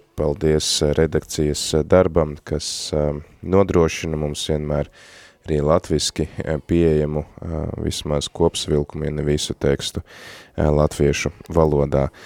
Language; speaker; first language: Latvian; native; Latvian